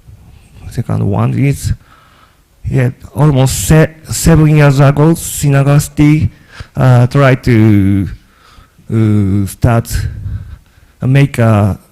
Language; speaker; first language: English; non-native, learner; Japanese